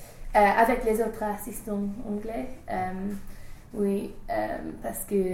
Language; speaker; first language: French; non-native, fluent; English